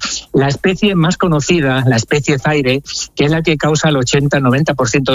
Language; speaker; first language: Spanish; native; Spanish